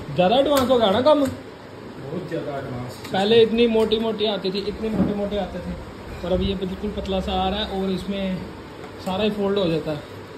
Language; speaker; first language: Hindi; non-native, local second language; Punjabi